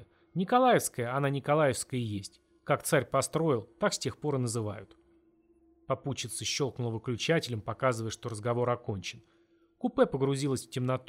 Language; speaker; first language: Russian; native; Russian